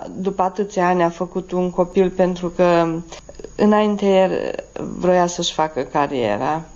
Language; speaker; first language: Romanian; native; Romanian